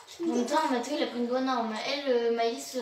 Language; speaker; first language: French; native; French